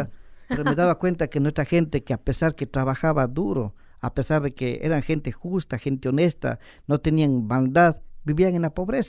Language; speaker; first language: Spanish; native; Spanish